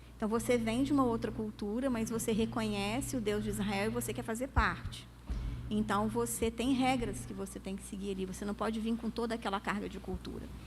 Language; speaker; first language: Portuguese; native; Portuguese